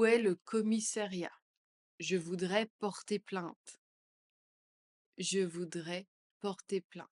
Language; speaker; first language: French; native; French